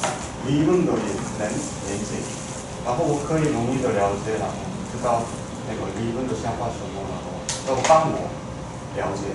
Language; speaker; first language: Chinese; non-native, fluent; Korean